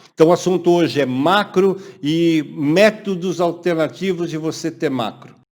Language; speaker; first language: Portuguese; native; Portuguese